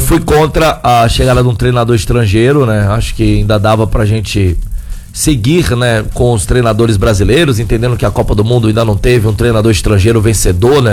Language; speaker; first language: Portuguese; native; Portuguese